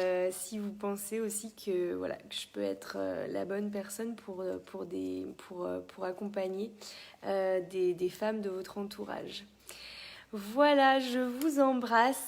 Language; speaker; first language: French; native; French